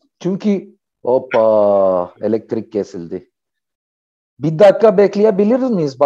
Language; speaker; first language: Turkish; non-native, fluent; Arabic